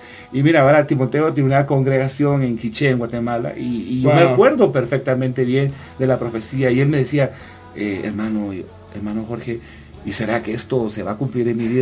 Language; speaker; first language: Spanish; native; Spanish